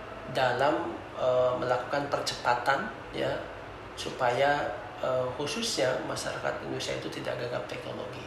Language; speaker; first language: Indonesian; native; Indonesian